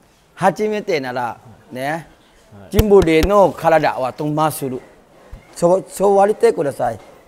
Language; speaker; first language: Japanese; non-native, learner; Thai